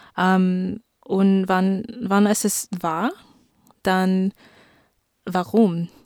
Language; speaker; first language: German; non-native, learner; English